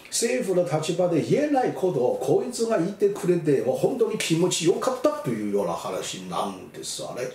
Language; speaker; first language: Japanese; non-native, fluent; Chinese